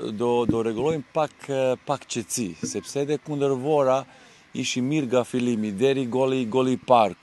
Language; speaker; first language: Albanian; non-native, learner; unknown